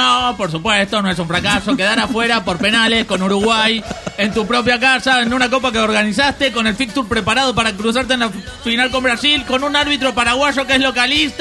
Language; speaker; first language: Spanish; native; Spanish